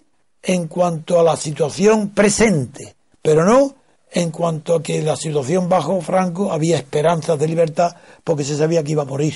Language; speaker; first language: Spanish; native; Spanish